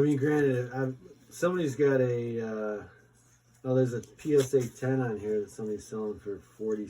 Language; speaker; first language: English; native; English